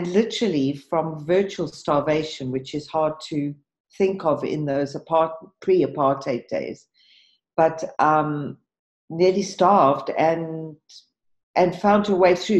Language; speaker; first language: English; native; English